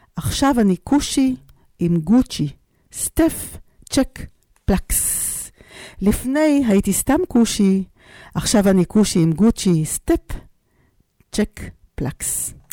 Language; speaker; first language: Hebrew; native; Hebrew